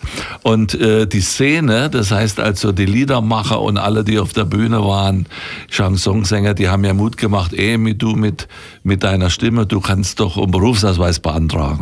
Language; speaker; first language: German; native; German